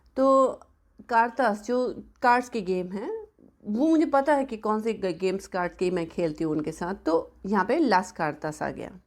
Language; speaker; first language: Hindi; native; Hindi